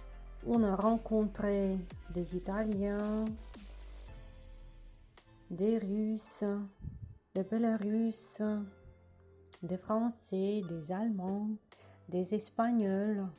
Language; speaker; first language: French; non-native, learner; Russian